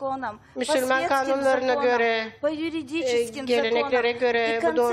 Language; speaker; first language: Turkish; non-native, fluent; Russian